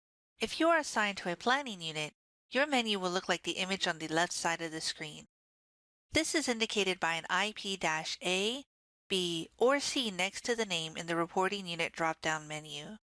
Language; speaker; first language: English; native; English